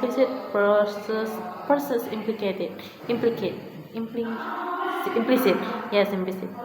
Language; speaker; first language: English; non-native, learner; Indonesian